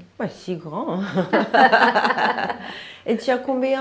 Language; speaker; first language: French; non-native, learner; Japanese